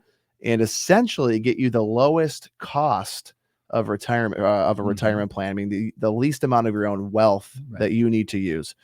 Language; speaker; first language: English; native; English